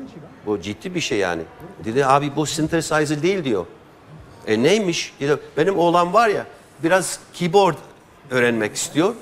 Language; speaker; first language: Turkish; non-native, fluent; English